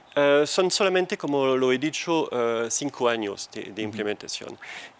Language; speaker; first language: Spanish; non-native, fluent; French